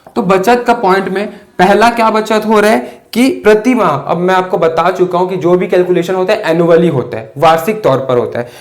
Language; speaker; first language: Hindi; native; Hindi